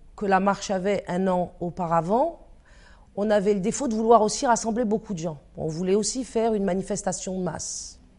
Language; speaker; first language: French; native; French